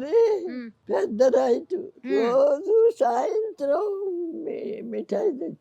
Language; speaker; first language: Telugu; native; Telugu